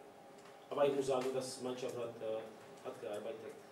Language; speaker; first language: German; non-native, learner; Czech